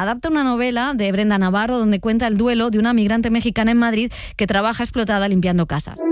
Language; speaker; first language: Spanish; native; Spanish